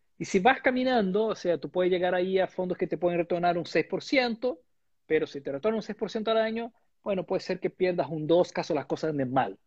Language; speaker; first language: Spanish; non-native, fluent; Portuguese